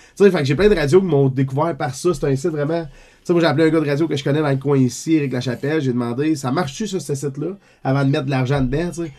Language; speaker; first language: French; native; French